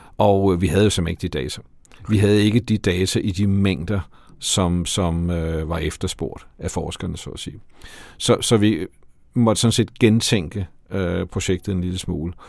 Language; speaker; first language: Danish; native; Danish